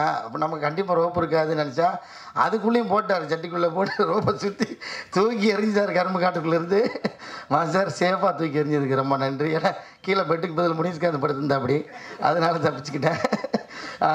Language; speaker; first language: Tamil; native; Tamil